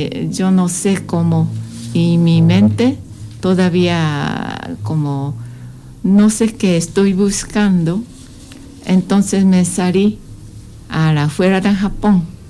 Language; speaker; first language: Spanish; non-native, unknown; Japanese